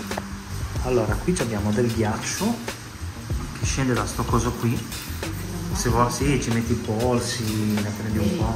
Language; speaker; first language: Italian; native; Italian